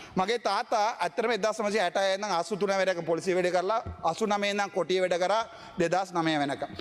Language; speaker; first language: Sinhala; non-native, local second language; Tamil